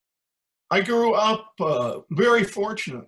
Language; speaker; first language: English; native; English